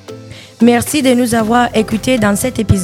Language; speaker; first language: French; non-native, learner; Italian